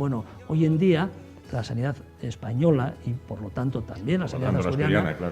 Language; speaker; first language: Spanish; native; Spanish